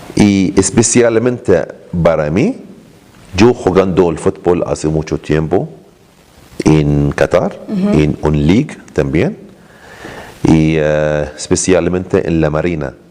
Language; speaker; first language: Spanish; non-native, learner; Arabic